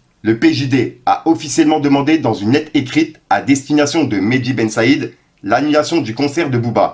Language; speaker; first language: French; native; French